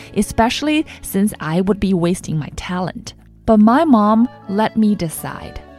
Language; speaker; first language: English; non-native, fluent; Chinese